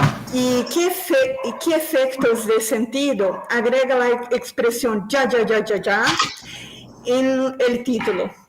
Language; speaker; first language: Spanish; non-native, learner; Portuguese